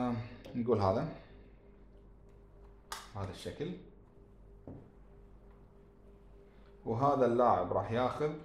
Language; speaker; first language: Arabic; native; Arabic